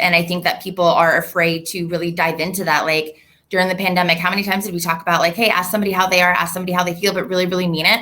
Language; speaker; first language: English; native; English